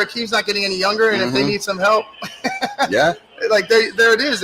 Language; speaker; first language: English; native; English